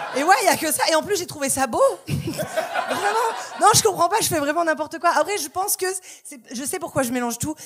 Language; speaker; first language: French; native; French